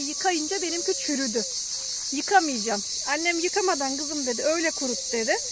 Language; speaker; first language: Turkish; native; Turkish